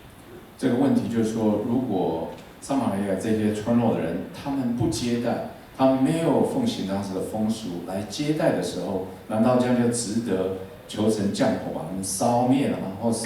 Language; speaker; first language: Chinese; native; Chinese